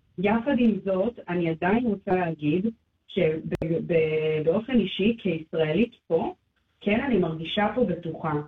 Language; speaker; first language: Hebrew; native; Hebrew